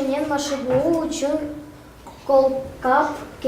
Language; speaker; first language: Kyrgyz; non-native, local second language; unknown